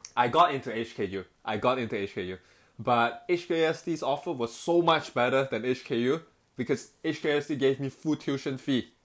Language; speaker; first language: English; non-native, local second language; Cantonese